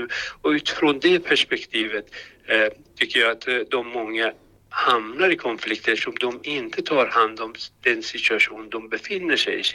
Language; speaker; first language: Swedish; non-native, fluent; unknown